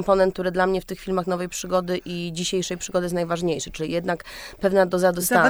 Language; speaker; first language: Polish; native; Polish